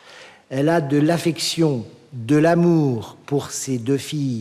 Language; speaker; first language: French; native; French